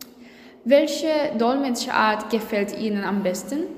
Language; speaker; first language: German; non-native, fluent; Spanish